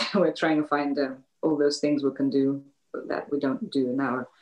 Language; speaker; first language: English; native; English